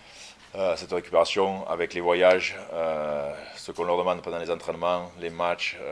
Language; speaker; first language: French; native; French